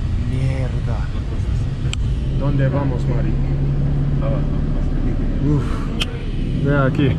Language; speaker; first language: Spanish; non-native, learner; English